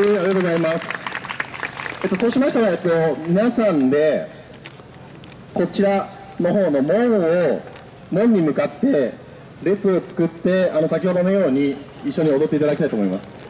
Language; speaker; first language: Japanese; native; Japanese